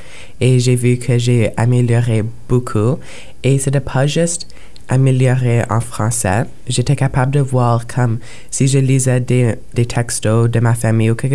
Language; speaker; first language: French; non-native, local second language; English